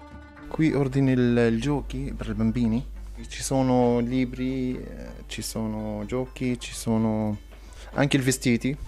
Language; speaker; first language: Italian; non-native, learner; Arabic